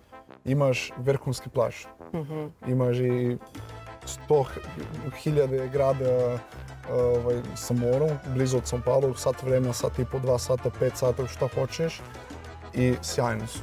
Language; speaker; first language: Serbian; non-native, learner; Portuguese